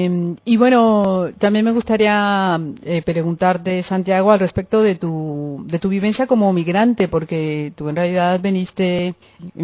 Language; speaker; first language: Spanish; native; Spanish